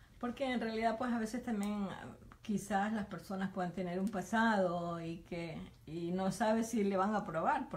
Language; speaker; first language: Spanish; native; Spanish